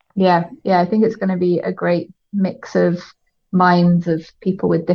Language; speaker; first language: English; native; English